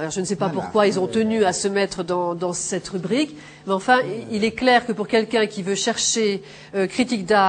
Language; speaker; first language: French; native; French